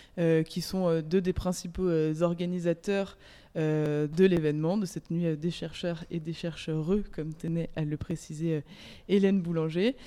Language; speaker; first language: French; native; French